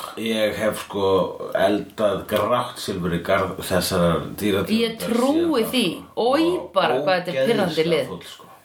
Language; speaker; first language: Icelandic; non-native, fluent; Italian